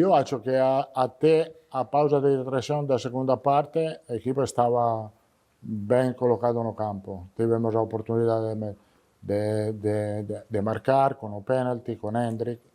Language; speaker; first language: Portuguese; non-native, fluent; Italian